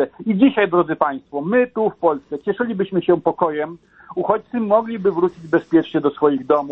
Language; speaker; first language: Polish; native; Polish